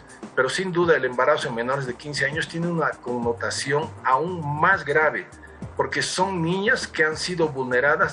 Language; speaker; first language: Spanish; native; Spanish